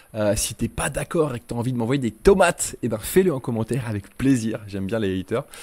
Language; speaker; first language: French; native; French